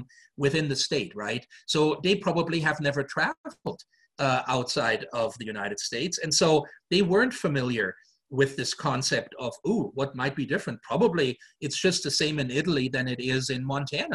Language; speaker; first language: English; non-native, fluent; German